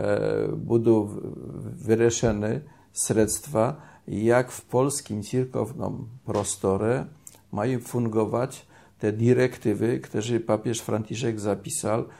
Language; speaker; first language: Czech; non-native, learner; Polish